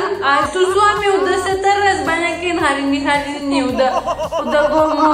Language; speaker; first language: Indonesian; non-native, learner; Russian